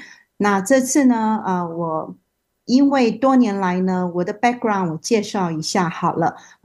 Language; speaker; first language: Chinese; native; Chinese